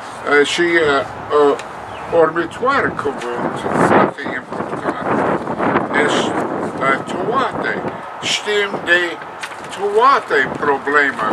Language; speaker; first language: Romanian; non-native, learner; English